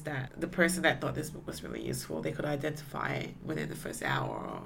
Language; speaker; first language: English; non-native, local second language; Chinese